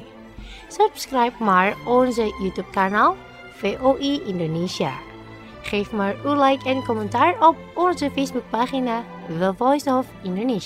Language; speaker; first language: Dutch; non-native, fluent; Indonesian